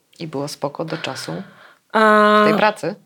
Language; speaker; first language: Polish; native; Polish